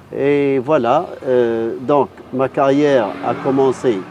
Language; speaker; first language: French; non-native, local second language; Arabic